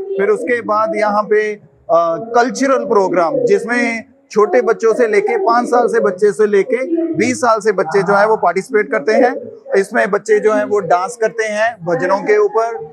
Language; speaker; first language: Hindi; non-native, local second language; Gujarati